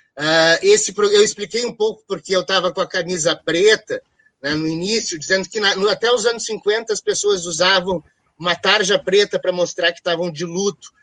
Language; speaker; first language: Portuguese; native; Portuguese